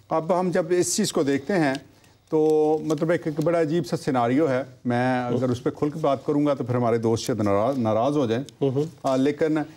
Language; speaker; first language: Urdu; non-native, local second language; Punjabi